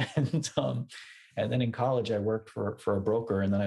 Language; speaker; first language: English; native; English